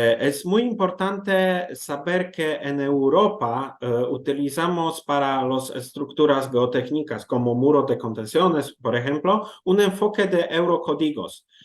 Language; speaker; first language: Spanish; non-native, learner; Polish